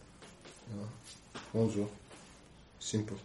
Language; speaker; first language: Dutch; non-native, local second language; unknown